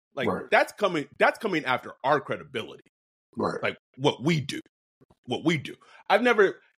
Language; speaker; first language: English; native; English